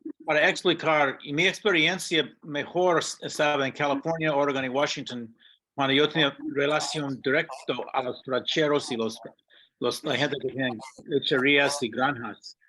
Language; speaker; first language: Spanish; non-native, fluent; English